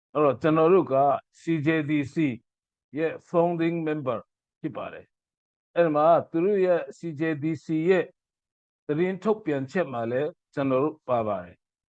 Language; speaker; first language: Burmese; non-native, local second language; Hakha Chin